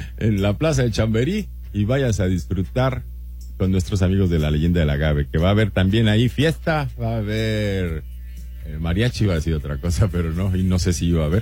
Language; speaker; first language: Spanish; native; Spanish